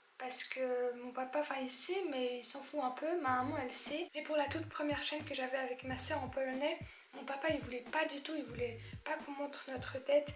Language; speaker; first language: French; early bilingual, other home language; Polish